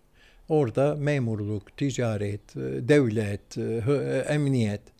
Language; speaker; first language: Turkish; early bilingual, heritage; Turkish